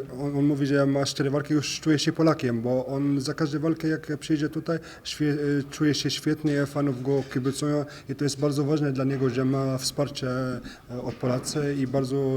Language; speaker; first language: Polish; non-native, fluent; French